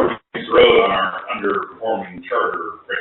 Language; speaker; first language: English; native; English